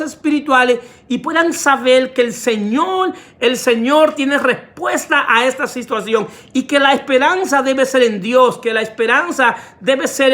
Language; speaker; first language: Spanish; native; Spanish